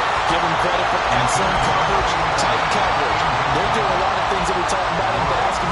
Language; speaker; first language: English; native; English